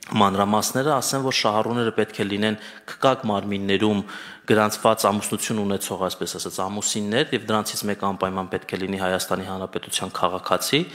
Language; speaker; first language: Armenian; native; Armenian